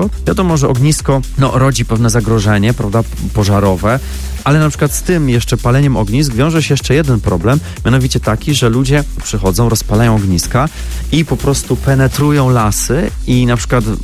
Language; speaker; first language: Polish; native; Polish